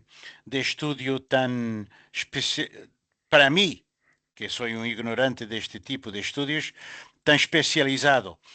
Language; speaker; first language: Spanish; non-native, learner; Portuguese